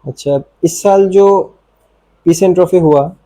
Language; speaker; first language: Hindi; non-native, local second language; Bangla